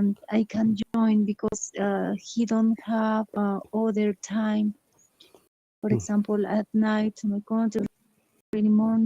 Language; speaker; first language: English; non-native, learner; Spanish